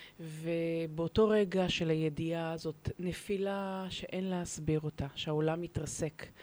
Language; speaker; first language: Hebrew; native; Hebrew